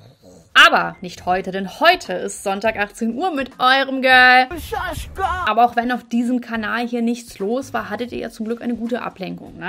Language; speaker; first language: German; native; German